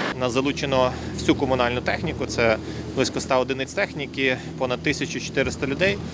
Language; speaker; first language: Ukrainian; native; Ukrainian